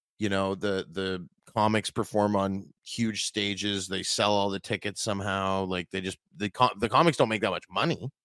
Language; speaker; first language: English; native; English